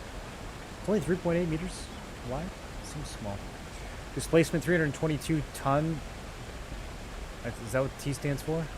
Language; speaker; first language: English; native; English